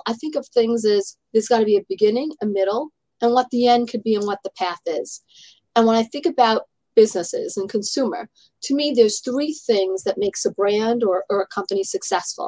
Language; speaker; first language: English; native; English